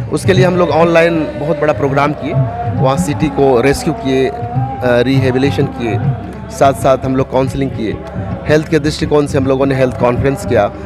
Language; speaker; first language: Hindi; native; Hindi